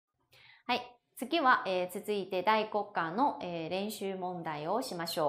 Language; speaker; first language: Japanese; non-native, fluent; Chinese